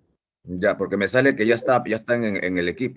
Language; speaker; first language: Spanish; native; Spanish